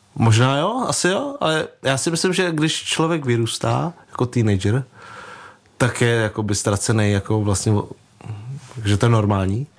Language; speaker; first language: Czech; early bilingual, other home language; Vietnamese